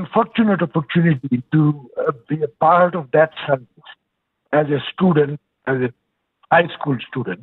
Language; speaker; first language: English; non-native, local second language; Bangla